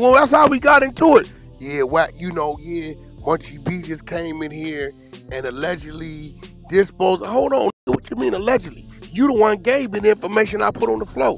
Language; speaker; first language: English; native; English